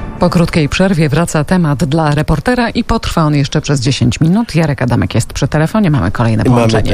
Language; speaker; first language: Polish; native; Polish